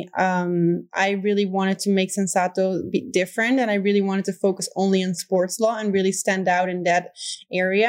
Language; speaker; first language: English; non-native, fluent; Dutch